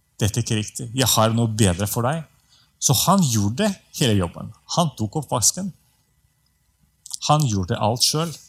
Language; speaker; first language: Norwegian; non-native, fluent; Russian